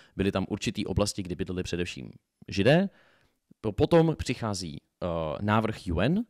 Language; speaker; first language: Czech; non-native, fluent; Russian